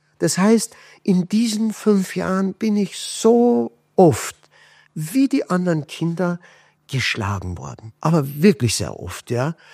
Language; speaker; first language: German; non-native, fluent; Kurdish